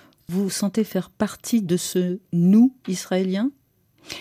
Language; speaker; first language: French; native; French